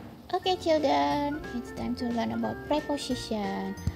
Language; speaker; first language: English; non-native, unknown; Indonesian